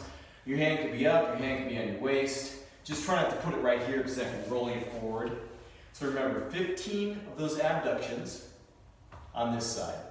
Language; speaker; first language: English; native; English